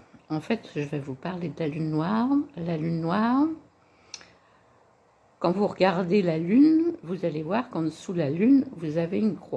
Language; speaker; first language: French; native; French